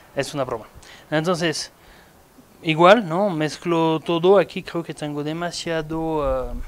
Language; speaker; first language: Spanish; non-native, fluent; French